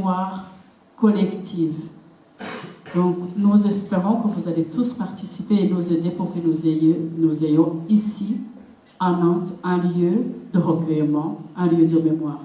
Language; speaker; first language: French; non-native, local second language; Kinyarwanda